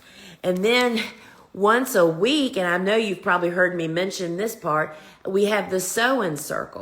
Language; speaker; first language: English; native; English